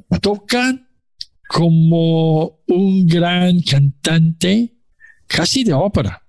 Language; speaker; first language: Spanish; non-native, learner; English